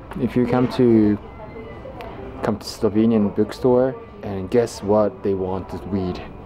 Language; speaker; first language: English; non-native, fluent; Japanese